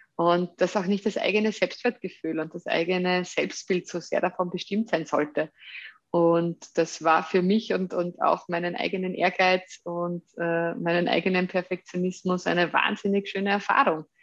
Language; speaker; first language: German; native; German